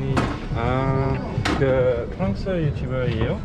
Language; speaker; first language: Korean; non-native, learner; French